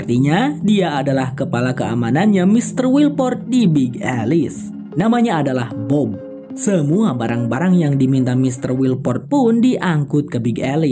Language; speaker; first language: Indonesian; native; Indonesian